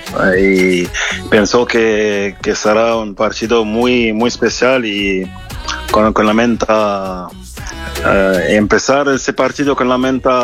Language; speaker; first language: Spanish; non-native, fluent; French